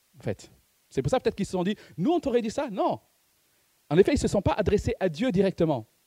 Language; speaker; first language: French; non-native, local second language; Malagasy